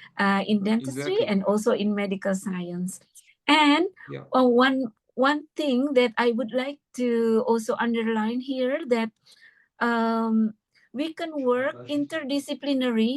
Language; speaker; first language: English; non-native, fluent; Indonesian